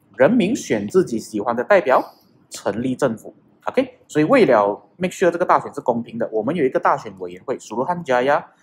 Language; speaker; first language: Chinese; native; Chinese